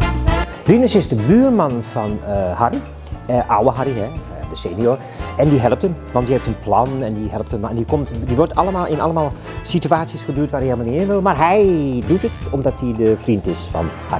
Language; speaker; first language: Dutch; native; Dutch